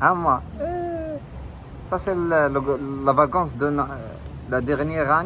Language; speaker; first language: French; non-native, learner; Arabic